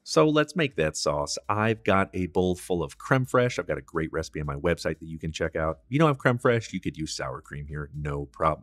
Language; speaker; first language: English; native; English